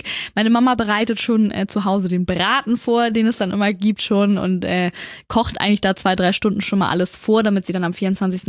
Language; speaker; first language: German; native; German